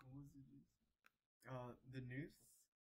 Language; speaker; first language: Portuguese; non-native, learner; English